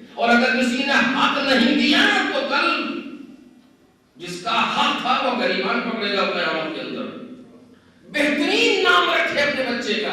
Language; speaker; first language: Urdu; native; Urdu